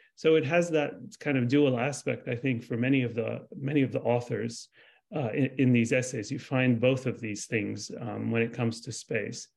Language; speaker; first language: English; early bilingual, other home language; Arabic